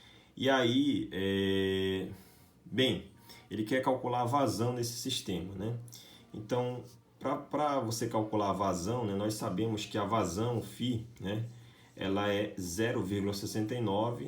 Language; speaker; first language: Portuguese; native; Portuguese